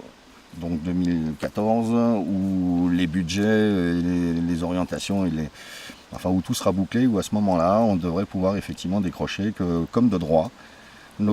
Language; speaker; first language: French; native; French